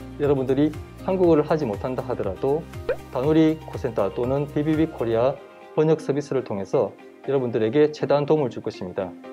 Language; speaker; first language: Korean; native; Korean